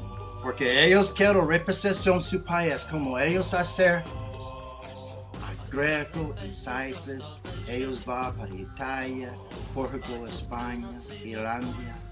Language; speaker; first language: Spanish; non-native, learner; English